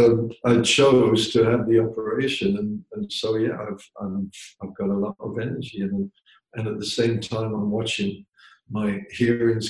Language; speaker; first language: English; native; English